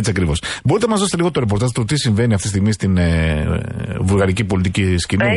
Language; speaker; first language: Greek; native; Greek